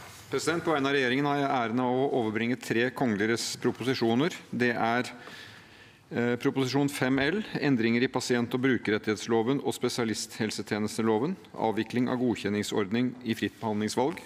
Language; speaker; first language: Norwegian; native; Norwegian